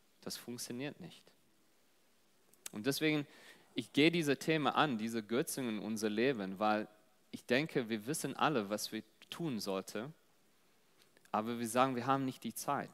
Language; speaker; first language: German; non-native, fluent; English